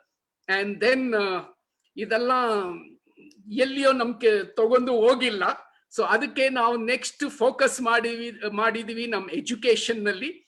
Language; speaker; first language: Kannada; non-native, learner; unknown